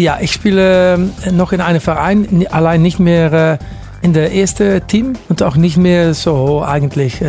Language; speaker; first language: German; non-native, learner; Dutch